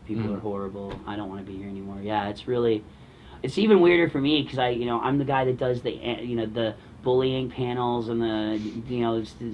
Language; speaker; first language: English; native; English